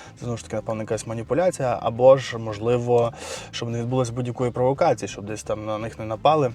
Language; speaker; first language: Ukrainian; non-native, local second language; Russian